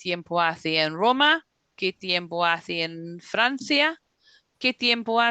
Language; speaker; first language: Spanish; non-native, fluent; English